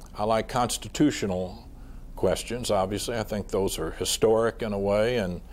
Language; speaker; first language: English; native; English